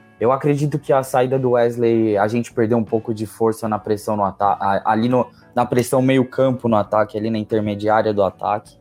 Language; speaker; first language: Portuguese; native; Portuguese